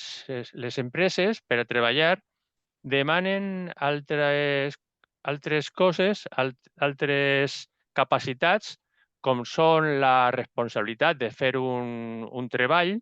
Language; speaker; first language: Catalan; non-native, local second language; Spanish